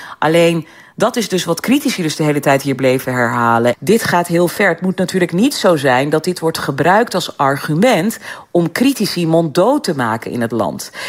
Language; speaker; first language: Dutch; early bilingual, other home language; Turkish